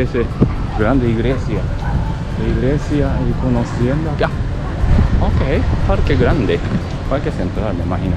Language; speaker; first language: Spanish; non-native, learner; Japanese